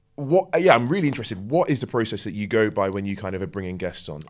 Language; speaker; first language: English; native; English